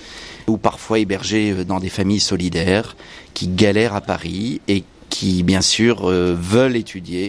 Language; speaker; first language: French; native; French